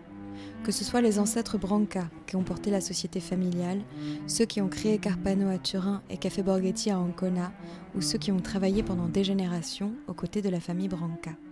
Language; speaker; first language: French; native; French